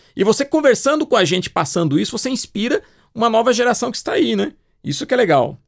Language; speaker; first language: Portuguese; native; Portuguese